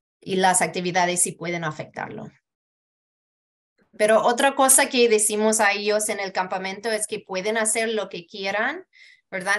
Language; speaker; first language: Spanish; early bilingual, heritage; Spanish